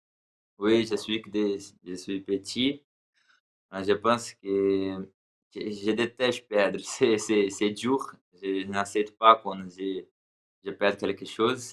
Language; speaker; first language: French; non-native, learner; Portuguese